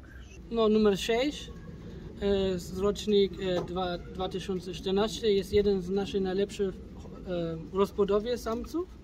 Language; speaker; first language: Polish; early bilingual, heritage; German